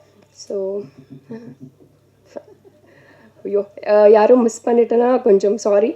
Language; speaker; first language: Tamil; non-native, learner; Telugu